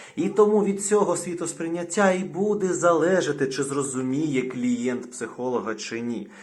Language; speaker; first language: Ukrainian; non-native, local second language; Russian